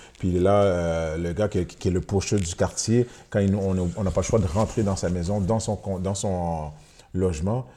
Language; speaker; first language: French; early bilingual, other home language; Haitian Creole